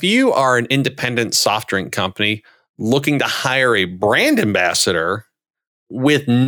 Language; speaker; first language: English; native; English